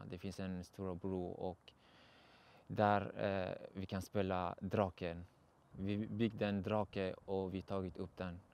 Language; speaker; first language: Swedish; non-native, learner; Persian